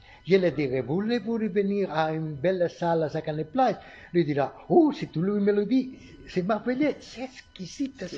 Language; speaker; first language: French; non-native, learner; Catalan